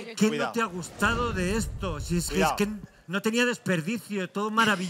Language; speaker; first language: Spanish; native; Spanish